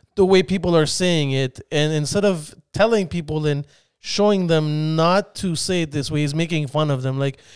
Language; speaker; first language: English; early bilingual, other home language; Spanish